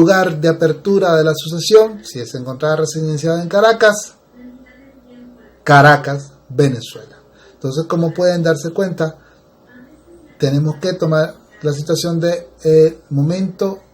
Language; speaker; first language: Spanish; native; Spanish